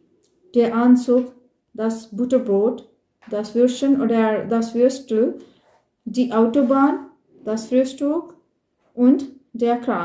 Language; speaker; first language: German; non-native, fluent; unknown